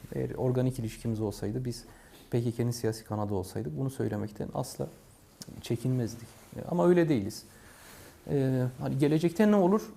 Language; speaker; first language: Turkish; non-native, local second language; Kurdish